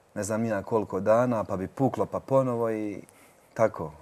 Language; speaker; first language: Croatian; native; Croatian